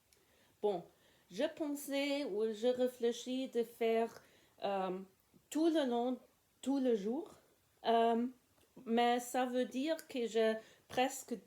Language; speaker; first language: French; non-native, learner; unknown